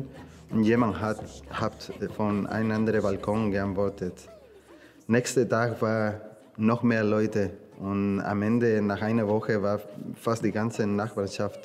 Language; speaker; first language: German; non-native, fluent; Spanish